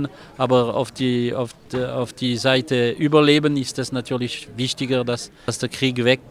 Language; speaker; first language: German; non-native, local second language; French